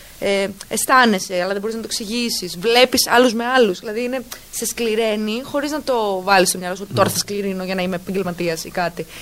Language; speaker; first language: Greek; early bilingual, heritage; Greek